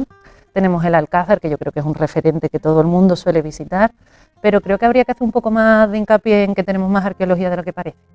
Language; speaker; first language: Spanish; native; Spanish